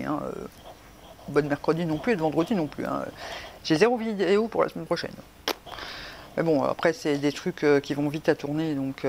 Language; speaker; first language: French; native; French